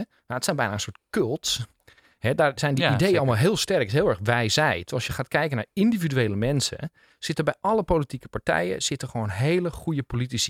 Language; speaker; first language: Dutch; native; Dutch